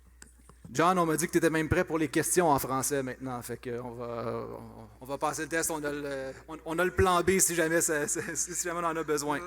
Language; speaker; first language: French; native; French